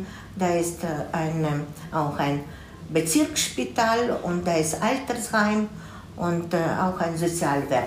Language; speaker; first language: German; non-native, fluent; Russian